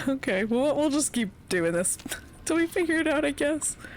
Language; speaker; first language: English; native; English